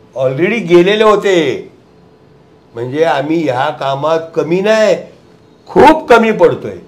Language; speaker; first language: Marathi; non-native, local second language; Gujarati